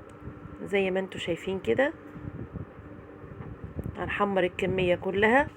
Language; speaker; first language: Arabic; native; Arabic